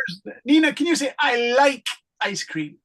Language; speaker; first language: English; native; English